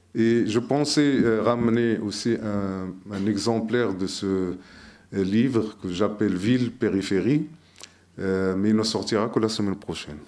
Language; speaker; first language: French; non-native, local second language; Arabic